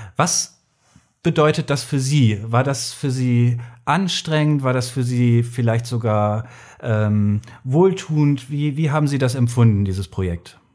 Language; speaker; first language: German; native; German